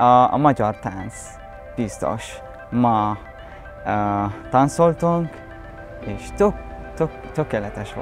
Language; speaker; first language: Hungarian; non-native, learner; Arabic